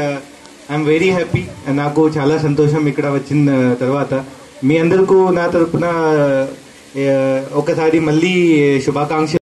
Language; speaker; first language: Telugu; non-native, learner; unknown